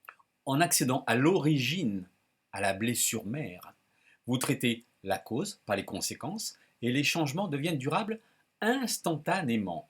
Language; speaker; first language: French; native; French